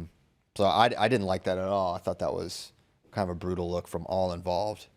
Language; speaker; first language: English; native; English